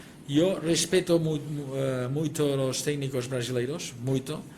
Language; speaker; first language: Portuguese; non-native, learner; Spanish